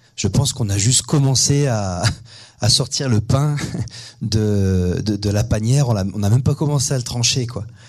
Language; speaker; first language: French; native; French